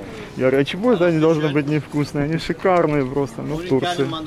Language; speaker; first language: Russian; native; Russian